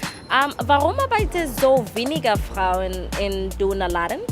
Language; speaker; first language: German; non-native, learner; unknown